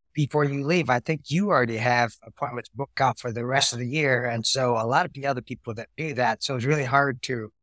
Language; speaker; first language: English; non-native, fluent; Vietnamese